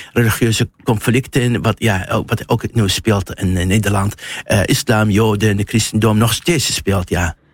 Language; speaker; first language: Dutch; non-native, fluent; Arabic